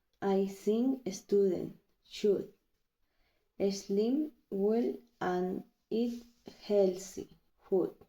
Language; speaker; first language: English; non-native, learner; Spanish